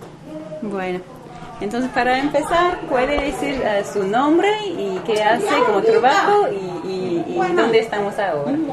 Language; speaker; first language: Spanish; non-native, fluent; English